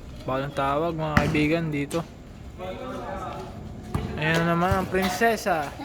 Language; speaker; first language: Filipino; non-native, local second language; Bikol